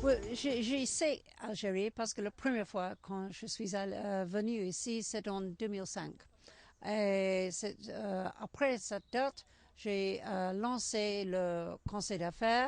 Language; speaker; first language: French; non-native, learner; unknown